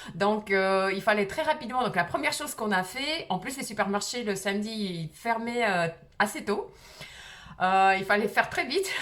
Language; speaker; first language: French; early bilingual, other home language; Russian